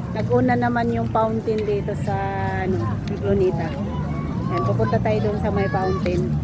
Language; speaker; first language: Filipino; non-native, local second language; Cebuano